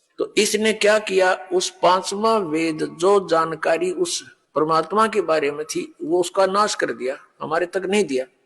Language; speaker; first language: Hindi; native; Hindi